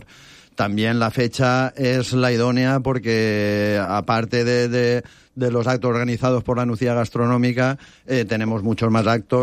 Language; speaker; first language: Spanish; native; Spanish